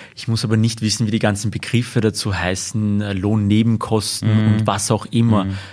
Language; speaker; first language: German; early bilingual, other home language; Armenian